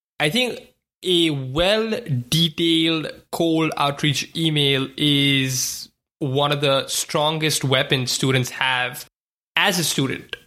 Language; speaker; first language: English; non-native, local second language; Hindi